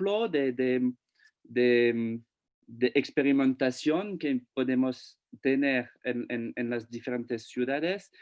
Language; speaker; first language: Spanish; non-native, fluent; French